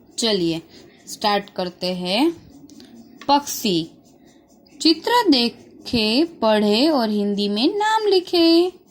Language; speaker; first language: Hindi; non-native, local second language; Gujarati